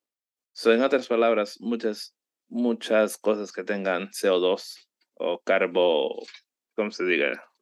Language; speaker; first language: Spanish; early bilingual, heritage; Spanish